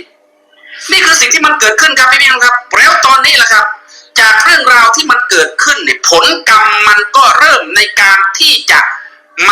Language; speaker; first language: Thai; native; Thai